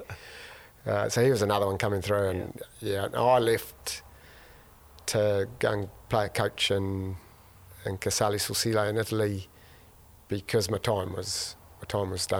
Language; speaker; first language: English; native; English